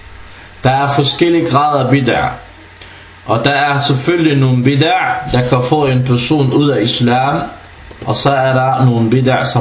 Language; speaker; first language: Danish; early bilingual, other home language; Arabic